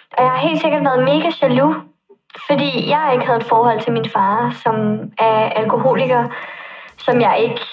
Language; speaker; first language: Danish; native; Danish